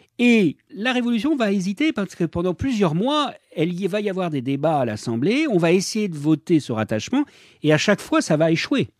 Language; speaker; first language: French; native; French